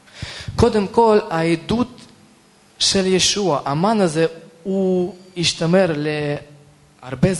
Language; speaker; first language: Hebrew; non-native, fluent; Russian